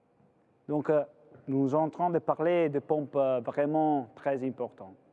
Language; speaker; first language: French; non-native, fluent; Italian